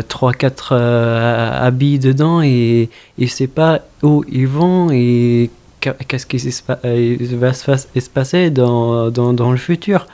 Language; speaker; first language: French; non-native, fluent; Arabic